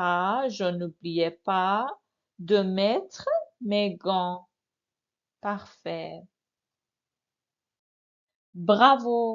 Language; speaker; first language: French; non-native, fluent; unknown